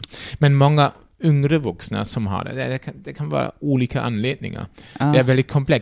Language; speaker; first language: Swedish; non-native, fluent; German